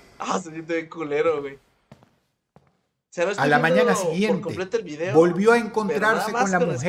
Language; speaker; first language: Spanish; native; Spanish